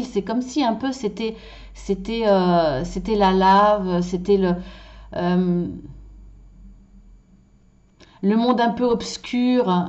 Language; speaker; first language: French; native; French